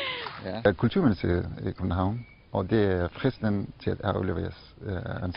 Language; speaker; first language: Danish; non-native, fluent; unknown